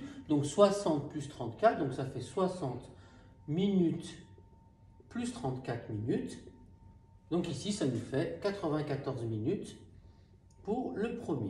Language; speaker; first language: French; native; French